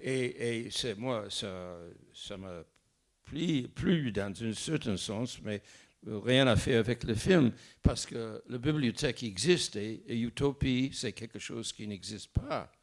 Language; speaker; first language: French; non-native, fluent; English